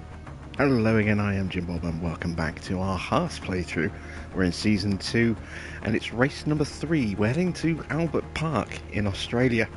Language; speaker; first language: English; native; English